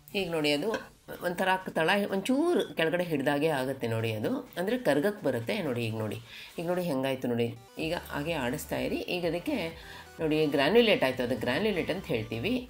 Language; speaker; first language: Kannada; non-native, local second language; Konkani